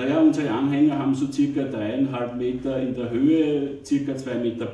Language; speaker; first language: German; native; German